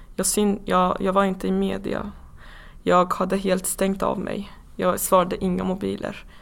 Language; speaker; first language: Swedish; non-native, fluent; Persian